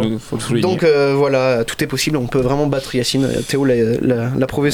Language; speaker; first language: French; native; French